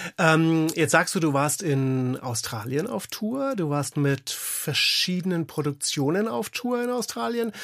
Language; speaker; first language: German; native; German